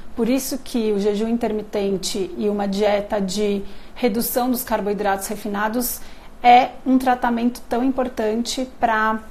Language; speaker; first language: Portuguese; native; Portuguese